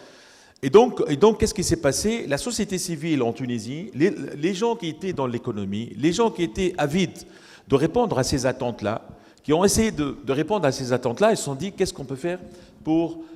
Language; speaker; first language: French; non-native, local second language; Arabic